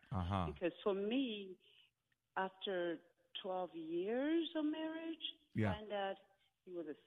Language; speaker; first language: English; non-native, fluent; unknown